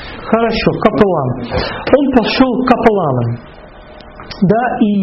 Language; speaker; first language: Russian; non-native, fluent; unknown